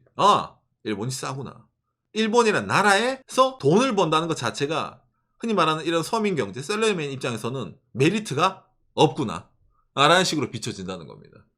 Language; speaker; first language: Korean; native; Korean